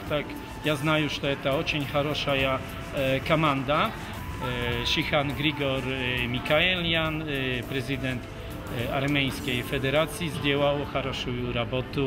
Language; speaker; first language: Russian; non-native, fluent; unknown